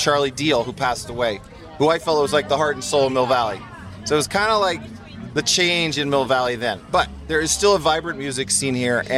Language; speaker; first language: English; native; English